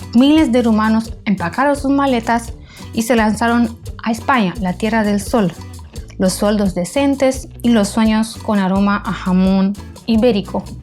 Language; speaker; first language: Spanish; non-native, fluent; Romanian